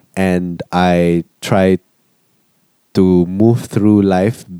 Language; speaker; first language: English; non-native, local second language; Malay